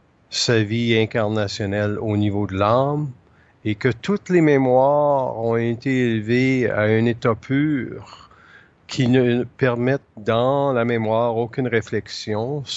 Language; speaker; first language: French; native; French